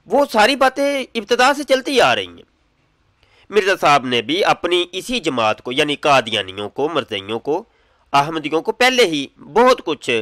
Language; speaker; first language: Urdu; non-native, local second language; Punjabi